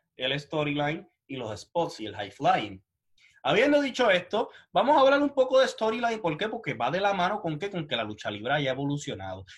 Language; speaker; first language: Spanish; native; Spanish